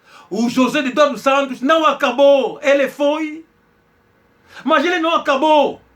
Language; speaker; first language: Portuguese; non-native, local second language; Kongo